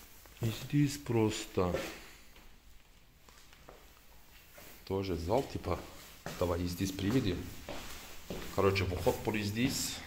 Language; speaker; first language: Russian; non-native, learner; Turkish